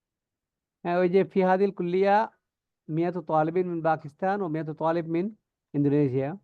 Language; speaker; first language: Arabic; non-native, fluent; Bangla